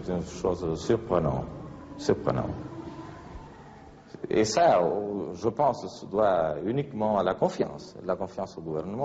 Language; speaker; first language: French; non-native, fluent; Spanish